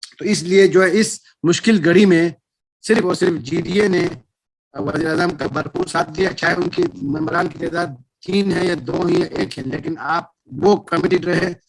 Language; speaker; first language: Urdu; non-native, local second language; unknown